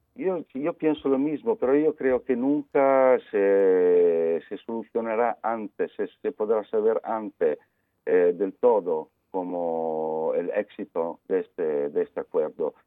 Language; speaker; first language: Spanish; non-native, learner; Italian